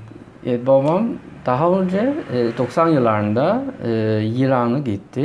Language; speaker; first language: Turkish; non-native, fluent; Chinese